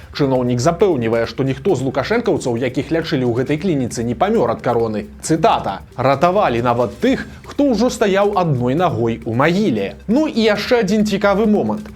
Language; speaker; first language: Belarusian; native; Belarusian